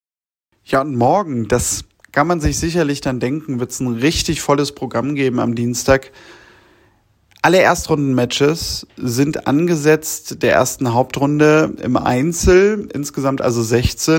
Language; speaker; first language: German; native; German